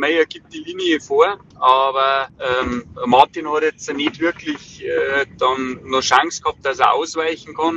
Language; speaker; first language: German; native; German